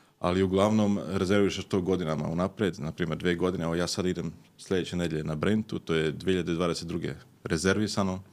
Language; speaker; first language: Serbian; early bilingual, heritage; Serbian